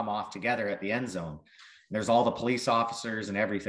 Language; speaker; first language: English; native; English